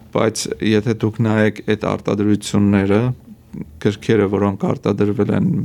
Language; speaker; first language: Armenian; native; Armenian